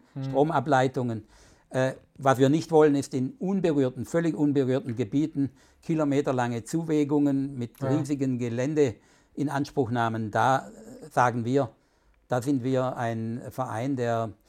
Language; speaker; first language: German; native; German